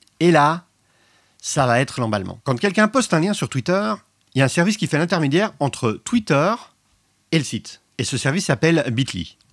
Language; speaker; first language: French; native; French